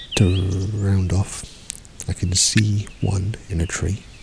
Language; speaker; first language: English; native; English